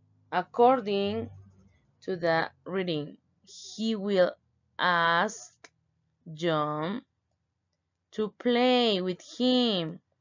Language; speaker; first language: English; non-native, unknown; Spanish